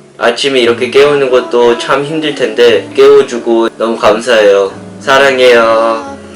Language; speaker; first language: Korean; early bilingual, heritage; English